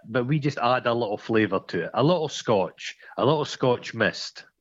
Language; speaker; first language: English; native; English